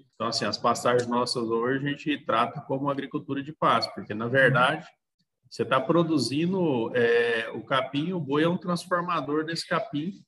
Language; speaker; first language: Portuguese; native; Portuguese